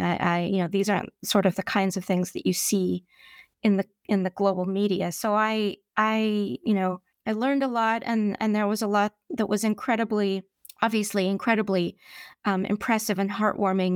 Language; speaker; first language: English; native; English